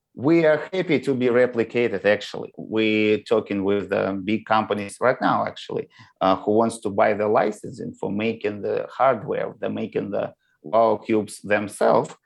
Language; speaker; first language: English; non-native, learner; Russian